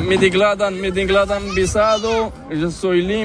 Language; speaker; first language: Spanish; non-native, learner; Arabic